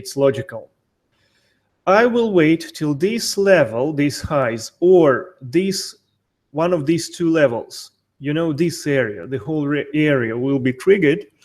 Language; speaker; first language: English; non-native, fluent; Russian